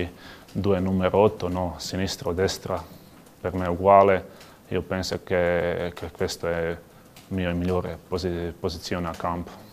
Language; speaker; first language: Italian; non-native, learner; Croatian